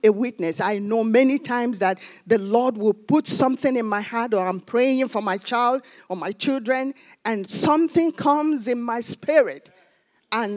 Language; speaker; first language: English; non-native, local second language; Igbo